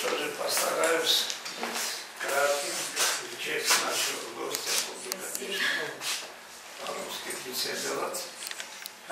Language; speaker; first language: Russian; non-native, fluent; Georgian